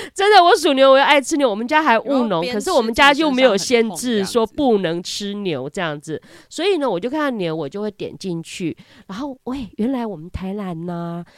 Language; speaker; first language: Chinese; native; Chinese